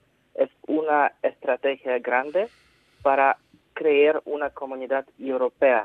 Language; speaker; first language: Spanish; non-native, fluent; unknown